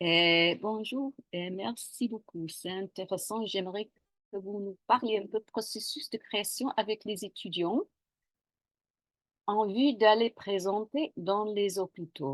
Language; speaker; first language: French; non-native, fluent; English